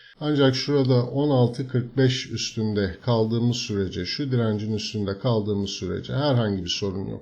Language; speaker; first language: Turkish; native; Turkish